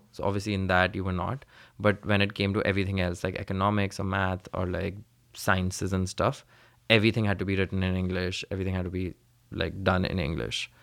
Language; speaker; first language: English; non-native, local second language; Hindi